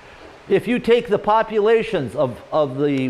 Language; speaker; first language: English; native; English